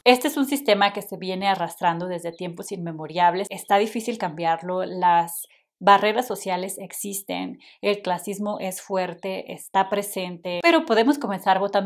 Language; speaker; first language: Spanish; native; Spanish